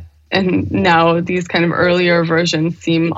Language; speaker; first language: English; native; English